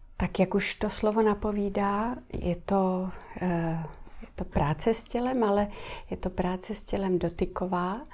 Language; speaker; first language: Czech; non-native, fluent; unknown